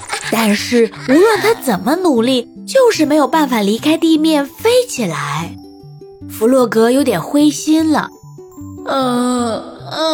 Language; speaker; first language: Chinese; native; Chinese